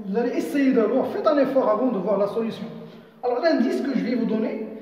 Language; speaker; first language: French; non-native, local second language; Arabic